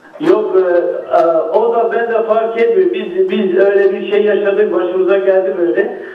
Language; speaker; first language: Turkish; early bilingual, heritage; Turkish